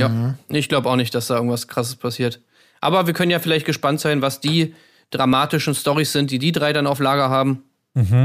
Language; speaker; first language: German; native; German